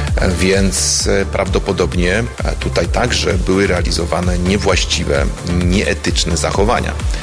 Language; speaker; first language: Polish; native; Polish